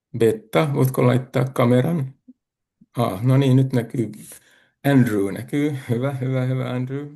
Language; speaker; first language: Finnish; native; Finnish